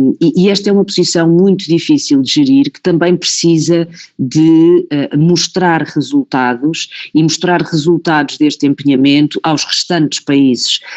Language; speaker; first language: Portuguese; native; Portuguese